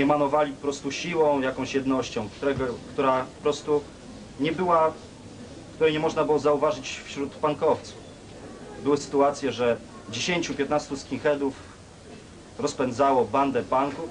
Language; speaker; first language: Polish; native; Polish